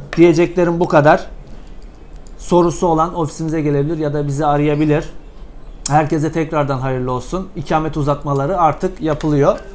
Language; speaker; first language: Turkish; native; Turkish